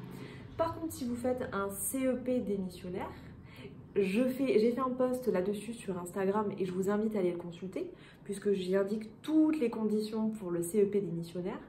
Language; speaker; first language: French; native; French